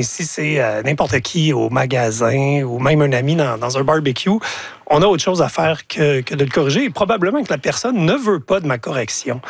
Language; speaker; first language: French; native; French